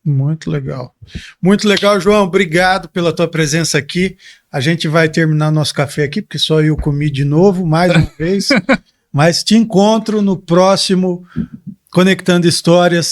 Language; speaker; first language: Portuguese; native; Portuguese